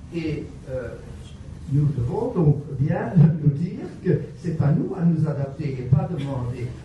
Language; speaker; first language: French; native; French